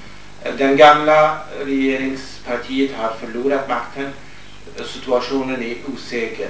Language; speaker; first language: Swedish; non-native, fluent; Kurdish